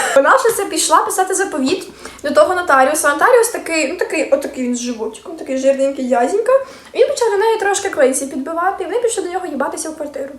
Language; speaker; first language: Ukrainian; native; Ukrainian